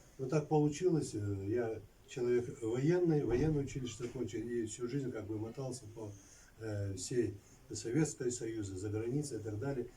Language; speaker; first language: Russian; non-native, local second language; Lezghian